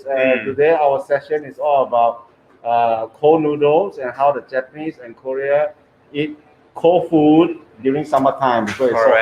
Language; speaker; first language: English; non-native, fluent; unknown